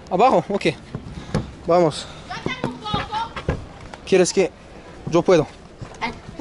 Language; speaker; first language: Spanish; non-native, learner; French